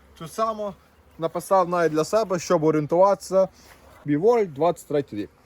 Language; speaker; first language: Ukrainian; native; Ukrainian